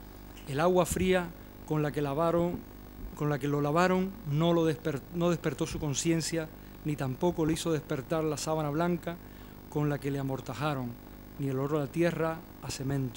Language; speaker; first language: Spanish; native; Spanish